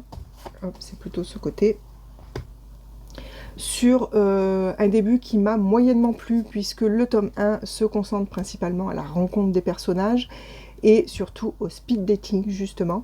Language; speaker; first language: French; native; French